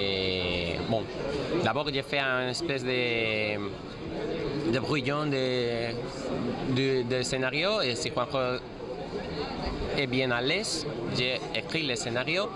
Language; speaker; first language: French; non-native, fluent; Spanish